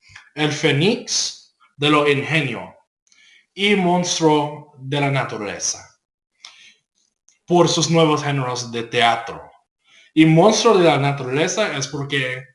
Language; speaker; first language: Spanish; non-native, learner; English